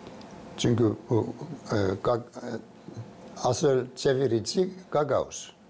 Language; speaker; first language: Turkish; non-native, fluent; Finnish